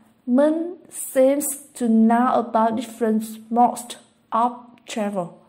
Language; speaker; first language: English; non-native, fluent; Vietnamese